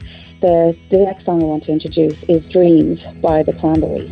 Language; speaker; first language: English; native; English